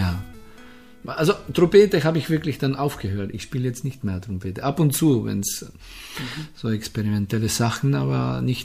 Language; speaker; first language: German; non-native, fluent; Slovenian